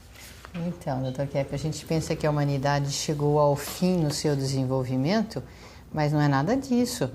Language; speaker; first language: Portuguese; native; Portuguese